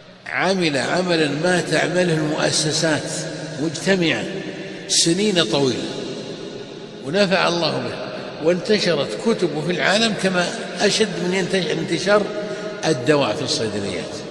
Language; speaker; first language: Arabic; native; Arabic